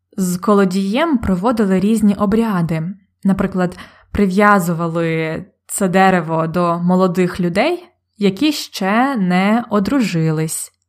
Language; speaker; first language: Ukrainian; native; Ukrainian